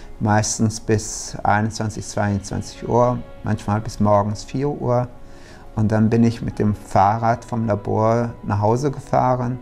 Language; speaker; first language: German; early bilingual, other home language; Turkish